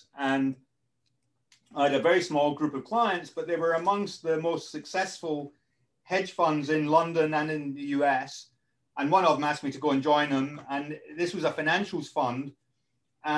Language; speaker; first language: English; native; English